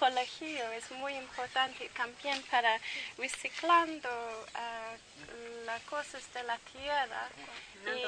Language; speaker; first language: Spanish; non-native, learner; English